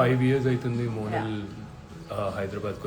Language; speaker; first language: Telugu; native; Telugu